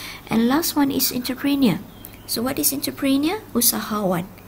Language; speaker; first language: English; non-native, local second language; Malay